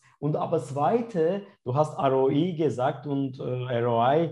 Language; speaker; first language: German; non-native, fluent; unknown